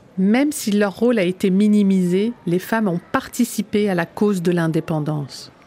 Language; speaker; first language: French; native; French